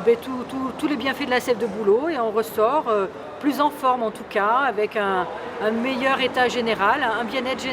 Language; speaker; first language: French; native; French